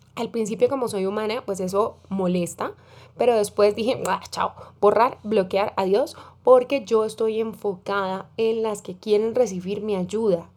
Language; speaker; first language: Spanish; native; Spanish